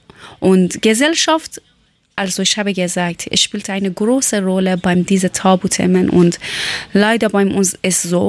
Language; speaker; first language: German; non-native, learner; Persian